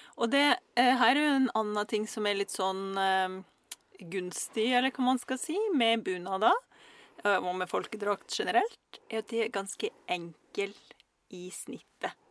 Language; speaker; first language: Norwegian; early bilingual, other home language; Russian